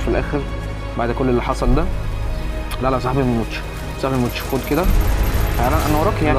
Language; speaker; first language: Arabic; native; Arabic